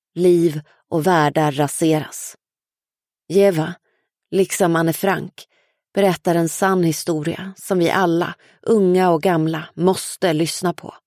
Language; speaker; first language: Swedish; native; Swedish